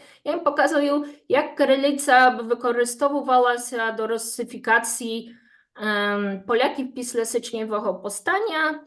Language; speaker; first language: Ukrainian; non-native, fluent; Polish